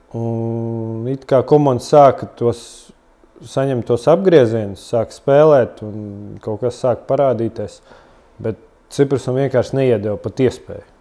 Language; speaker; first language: Latvian; non-native, local second language; Russian